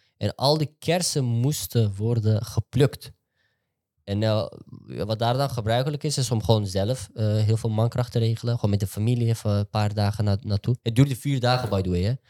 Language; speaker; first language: Dutch; native; Dutch